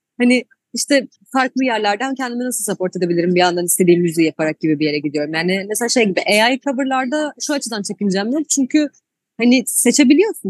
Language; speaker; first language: Turkish; native; Turkish